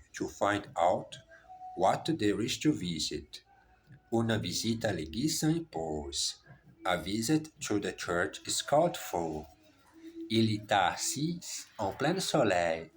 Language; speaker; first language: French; non-native, learner; German